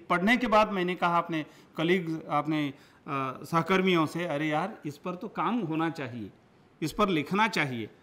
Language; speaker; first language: Hindi; non-native, local second language; Kannada